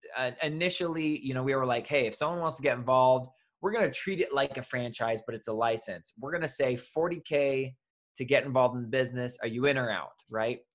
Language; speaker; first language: English; native; English